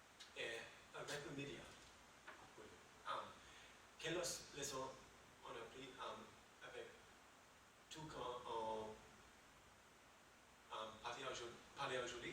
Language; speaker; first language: French; non-native, learner; English